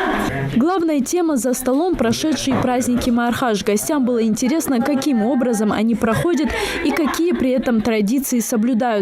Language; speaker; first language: Russian; native; Russian